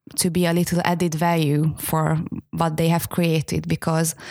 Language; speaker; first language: English; non-native, fluent; Hungarian